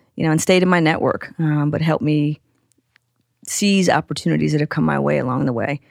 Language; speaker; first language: English; native; English